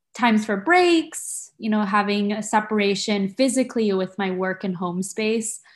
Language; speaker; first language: English; native; English